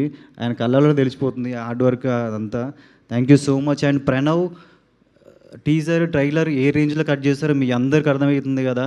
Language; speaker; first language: Telugu; native; Telugu